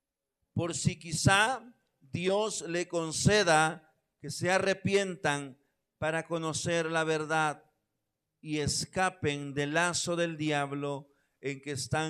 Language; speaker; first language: Spanish; native; Spanish